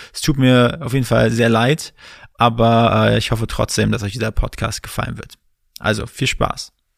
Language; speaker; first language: German; native; German